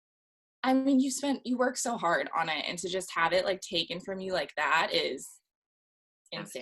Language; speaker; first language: English; native; English